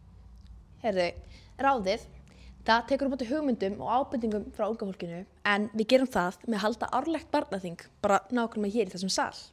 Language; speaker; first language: Icelandic; native; Icelandic